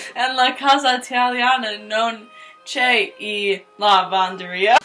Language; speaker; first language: Italian; non-native, learner; English